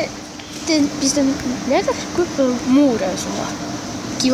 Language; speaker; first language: Finnish; native; Finnish